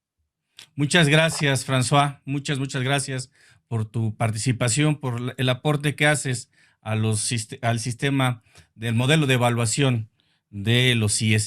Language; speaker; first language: Spanish; native; Spanish